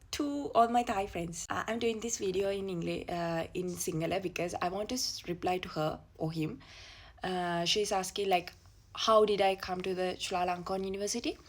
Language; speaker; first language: English; non-native, local second language; Sinhala